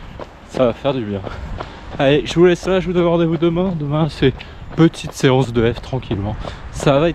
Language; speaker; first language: French; native; French